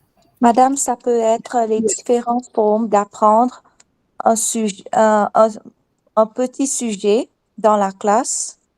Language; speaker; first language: French; non-native, fluent; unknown